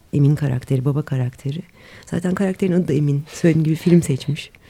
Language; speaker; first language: Turkish; native; Turkish